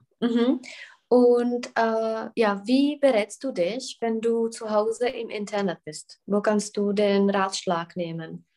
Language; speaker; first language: German; non-native, fluent; Czech